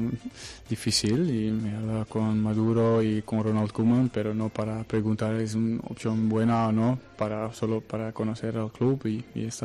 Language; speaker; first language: Spanish; non-native, learner; Dutch